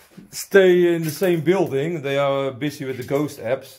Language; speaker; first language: English; non-native, learner; Dutch